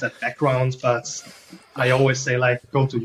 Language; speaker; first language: English; non-native, fluent; German